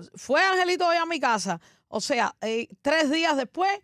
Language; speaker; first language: Spanish; native; Spanish